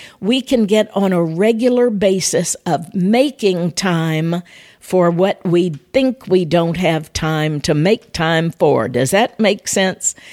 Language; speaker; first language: English; native; English